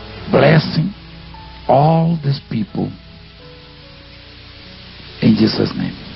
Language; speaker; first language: English; non-native, learner; Portuguese